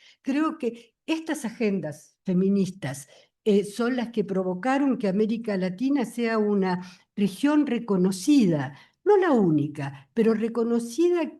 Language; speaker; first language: Spanish; native; Spanish